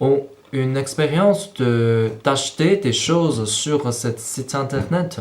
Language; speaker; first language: French; non-native, fluent; Chinese